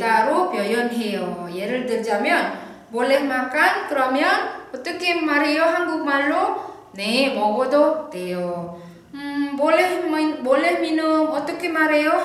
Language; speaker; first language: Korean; non-native, fluent; Indonesian